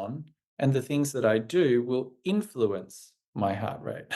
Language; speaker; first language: English; native; English